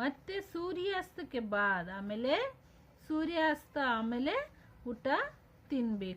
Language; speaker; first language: Kannada; non-native, local second language; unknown